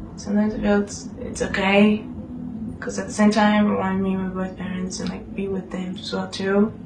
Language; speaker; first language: English; early bilingual, other home language; Spanish